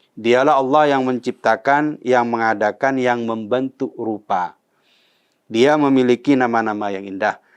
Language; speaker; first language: Indonesian; native; Indonesian